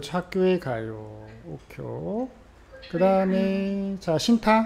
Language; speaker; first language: Korean; native; Korean